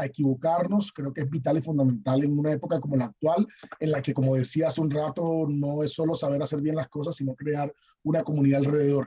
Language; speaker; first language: Spanish; native; Spanish